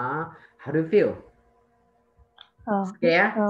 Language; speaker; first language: English; non-native, fluent; Vietnamese